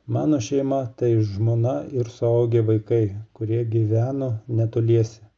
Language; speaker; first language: Lithuanian; non-native, fluent; Russian